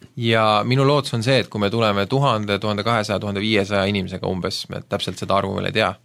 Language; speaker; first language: Estonian; native; Estonian